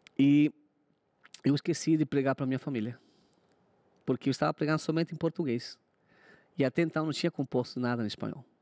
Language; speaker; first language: Portuguese; non-native, fluent; Spanish